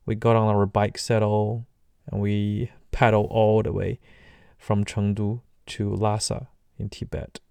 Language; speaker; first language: English; non-native, fluent; Chinese